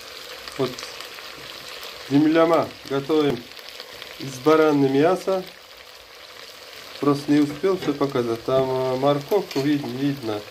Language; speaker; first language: Russian; non-native, learner; Uzbek